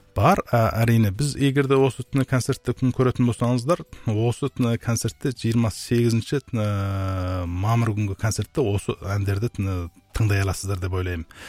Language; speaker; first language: Kazakh; native; Kazakh